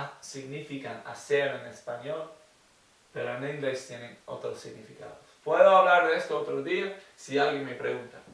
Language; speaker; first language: Spanish; non-native, learner; English